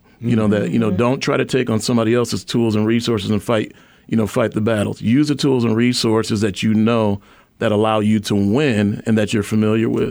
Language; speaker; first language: English; native; English